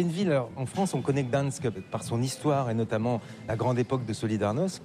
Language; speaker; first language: French; native; French